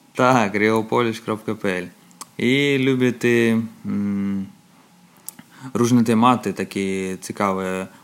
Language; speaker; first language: Polish; non-native, learner; Russian